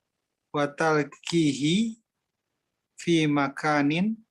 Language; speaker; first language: Arabic; non-native, learner; Indonesian